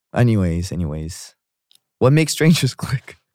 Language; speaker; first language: English; native; English